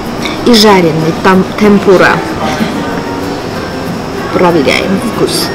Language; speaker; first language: Russian; non-native, fluent; Armenian